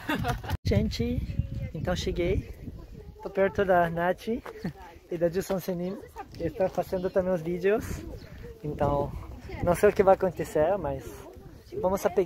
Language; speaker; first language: Portuguese; non-native, learner; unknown